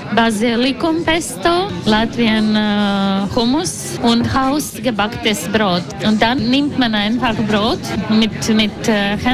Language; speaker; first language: German; non-native, learner; Latvian